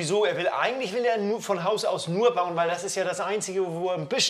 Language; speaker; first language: German; native; German